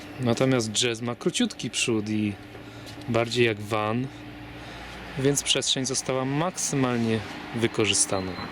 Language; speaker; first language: Polish; native; Polish